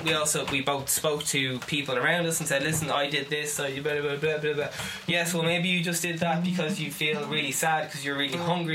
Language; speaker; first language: English; native; English